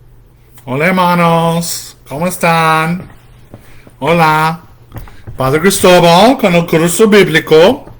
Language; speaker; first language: Spanish; non-native, fluent; English